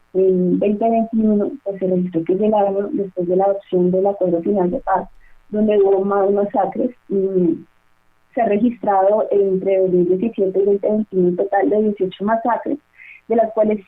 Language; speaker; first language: Spanish; native; Spanish